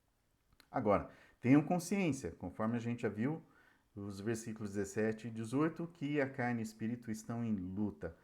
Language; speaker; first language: Portuguese; native; Portuguese